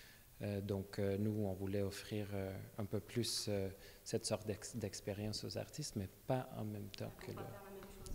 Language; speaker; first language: French; non-native, fluent; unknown